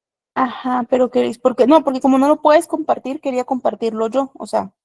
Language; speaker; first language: Spanish; native; Spanish